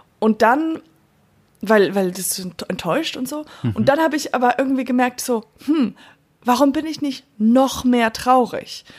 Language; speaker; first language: German; non-native, fluent; English